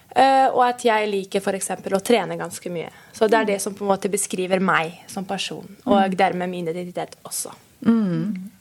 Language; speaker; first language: Norwegian; non-native, fluent; Serbian